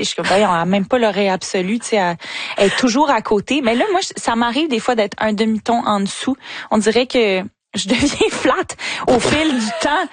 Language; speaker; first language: French; native; French